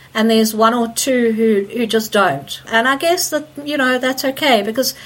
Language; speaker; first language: English; native; English